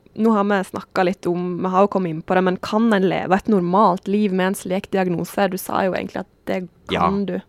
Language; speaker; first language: Norwegian; native; Norwegian